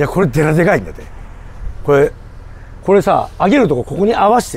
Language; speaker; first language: Japanese; native; Japanese